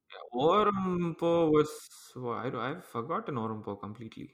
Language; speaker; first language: English; non-native, local second language; Tamil